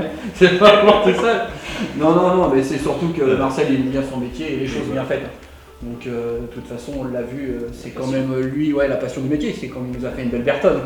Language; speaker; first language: French; native; French